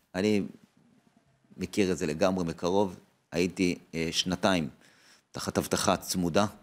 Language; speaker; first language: Hebrew; native; Hebrew